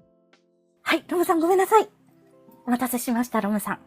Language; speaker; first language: Japanese; non-native, fluent; Filipino